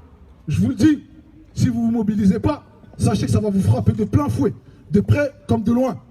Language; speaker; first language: French; native; French